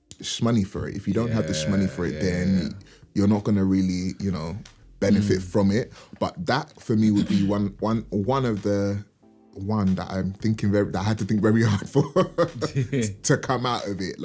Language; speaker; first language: English; native; English